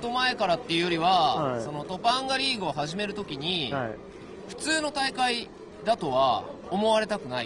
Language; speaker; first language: Japanese; native; Japanese